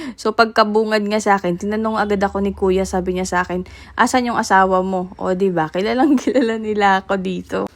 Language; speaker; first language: Filipino; native; Filipino